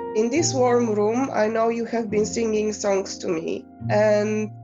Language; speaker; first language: English; non-native, fluent; Bulgarian